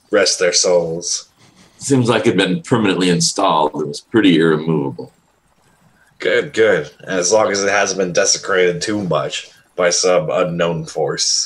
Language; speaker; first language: English; native; English